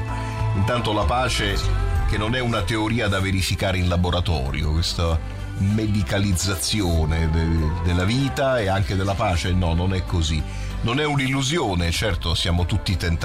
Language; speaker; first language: Italian; native; Italian